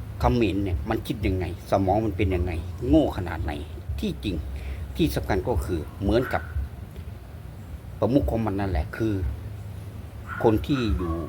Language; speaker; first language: Thai; native; Thai